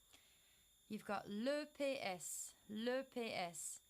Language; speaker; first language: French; non-native, fluent; English